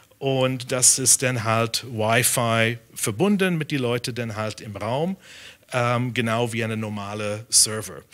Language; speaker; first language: German; non-native, fluent; English